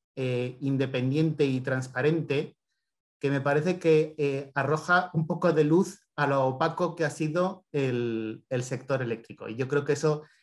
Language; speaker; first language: Spanish; native; Spanish